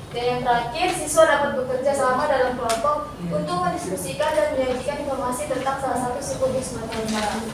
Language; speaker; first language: Indonesian; native; Indonesian